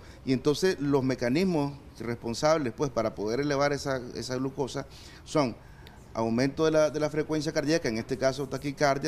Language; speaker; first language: Spanish; native; Spanish